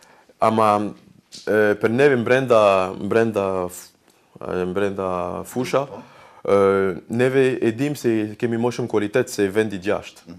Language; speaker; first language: Albanian; non-native, learner; French